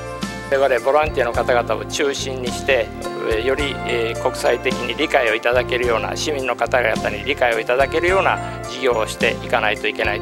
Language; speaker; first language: Japanese; native; Japanese